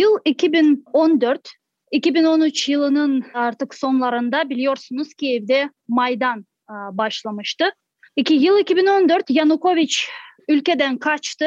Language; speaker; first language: Turkish; non-native, fluent; Crimean Tatar